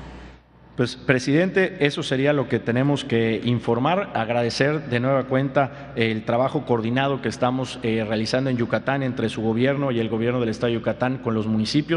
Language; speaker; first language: Spanish; native; Spanish